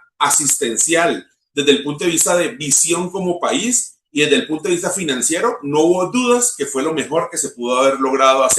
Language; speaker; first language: Spanish; native; Spanish